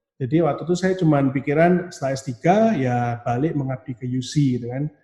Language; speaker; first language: Indonesian; native; Indonesian